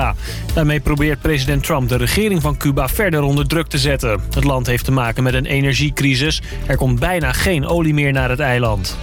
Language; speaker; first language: Dutch; native; Dutch